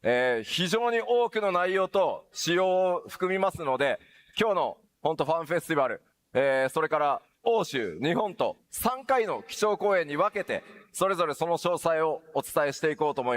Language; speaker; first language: Japanese; native; Japanese